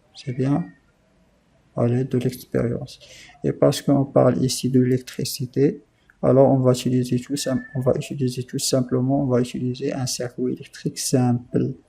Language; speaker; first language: French; non-native, local second language; Arabic